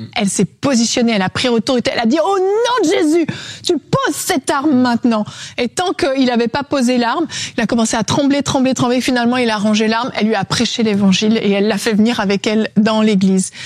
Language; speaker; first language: French; native; French